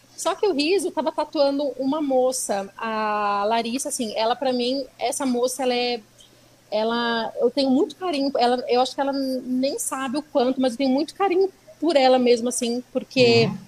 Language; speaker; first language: Portuguese; native; Portuguese